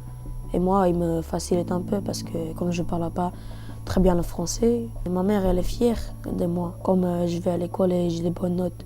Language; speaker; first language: French; early bilingual, other home language; Bulgarian